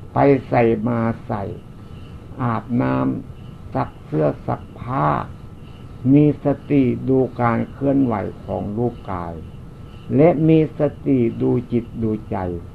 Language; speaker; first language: Thai; native; Thai